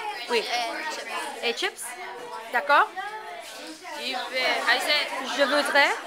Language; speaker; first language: French; non-native, fluent; English